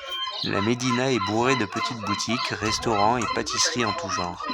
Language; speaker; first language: French; native; French